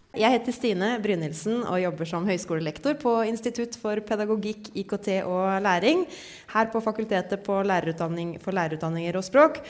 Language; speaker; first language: Norwegian; native; Norwegian